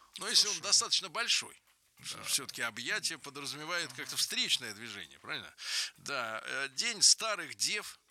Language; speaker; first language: Russian; native; Russian